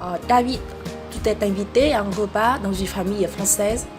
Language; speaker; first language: French; non-native, learner; Vietnamese